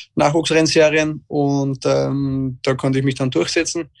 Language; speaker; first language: German; native; German